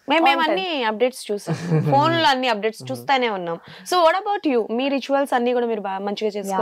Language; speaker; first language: Telugu; native; Telugu